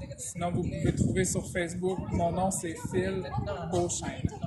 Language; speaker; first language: French; native; French